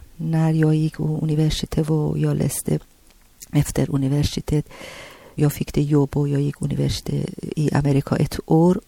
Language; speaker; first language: Swedish; non-native, learner; Persian